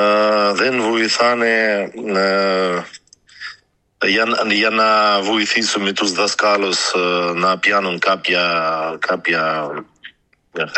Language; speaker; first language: Greek; early bilingual, heritage; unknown